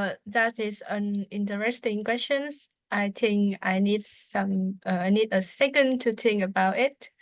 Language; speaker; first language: English; non-native, learner; Vietnamese